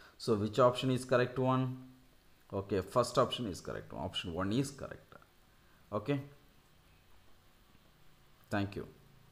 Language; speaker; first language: English; non-native, local second language; Tamil